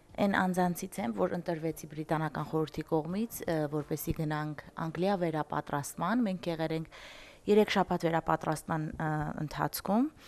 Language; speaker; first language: Armenian; early bilingual, heritage; Armenian